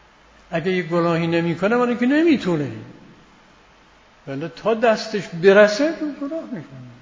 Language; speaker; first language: Persian; native; Persian